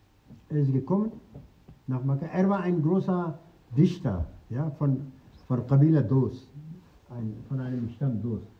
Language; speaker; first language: German; non-native, fluent; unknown